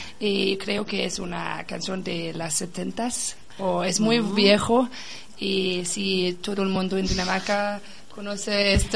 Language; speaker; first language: Spanish; non-native, learner; Danish